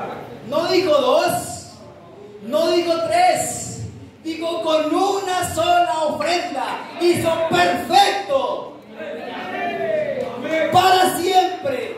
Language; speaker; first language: Spanish; native; Spanish